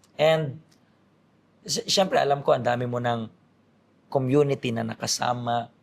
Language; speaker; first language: Filipino; native; Filipino